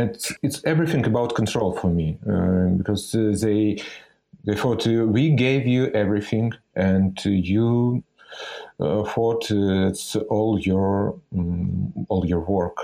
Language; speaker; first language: English; non-native, fluent; Russian